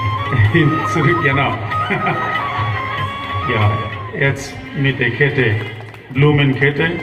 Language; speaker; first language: German; non-native, fluent; Telugu